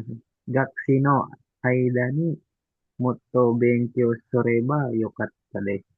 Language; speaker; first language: Japanese; non-native, learner; Filipino